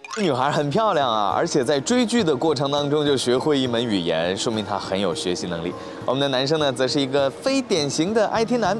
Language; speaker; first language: Chinese; native; Chinese